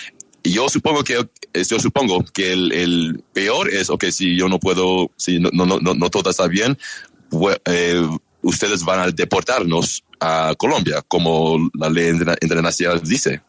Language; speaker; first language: Spanish; non-native, learner; English